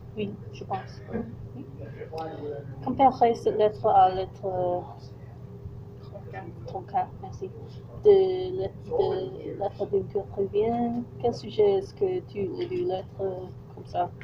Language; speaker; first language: French; non-native, learner; English